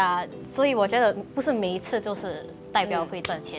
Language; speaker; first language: Chinese; non-native, local second language; English